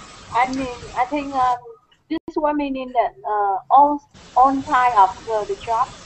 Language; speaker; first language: English; non-native, learner; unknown